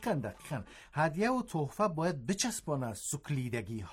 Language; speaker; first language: Persian; native; Persian